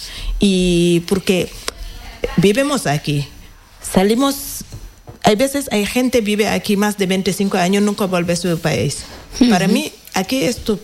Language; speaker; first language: Spanish; non-native, learner; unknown